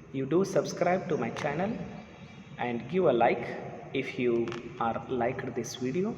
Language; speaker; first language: English; non-native, local second language; Kannada